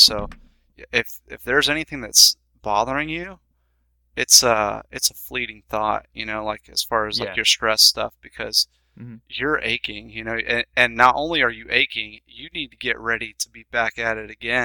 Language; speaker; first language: English; native; English